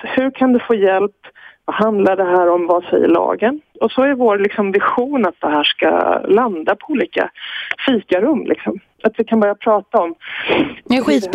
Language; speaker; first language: Swedish; native; Swedish